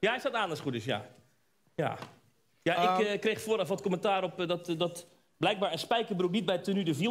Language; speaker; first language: Dutch; native; Dutch